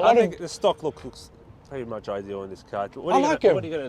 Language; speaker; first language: English; native; English